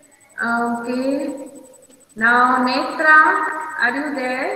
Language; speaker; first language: English; non-native, local second language; Hindi